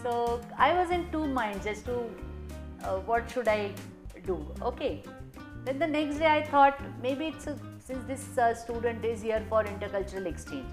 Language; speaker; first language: English; non-native, local second language; Marathi